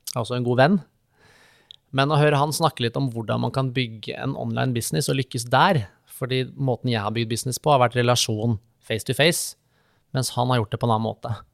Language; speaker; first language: Norwegian; native; Norwegian